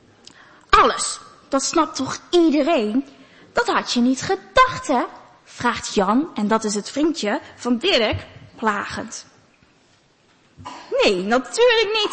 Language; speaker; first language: Dutch; native; Dutch